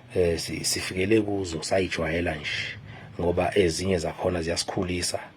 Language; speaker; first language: Zulu; native; Zulu